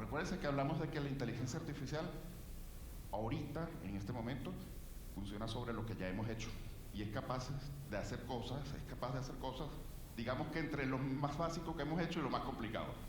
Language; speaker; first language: Spanish; native; Spanish